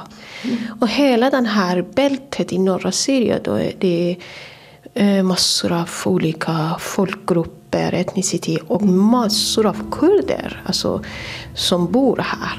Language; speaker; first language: Swedish; non-native, fluent; Persian